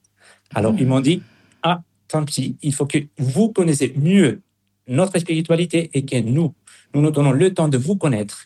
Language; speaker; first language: French; non-native, fluent; Spanish